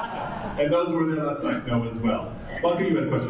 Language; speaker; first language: English; native; English